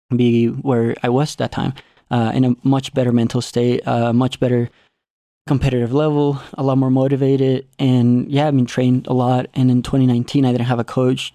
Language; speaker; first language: English; non-native, fluent; Spanish